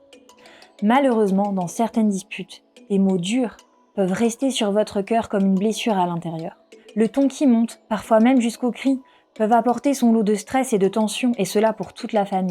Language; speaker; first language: French; native; French